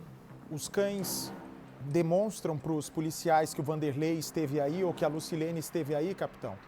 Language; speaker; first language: Portuguese; native; Portuguese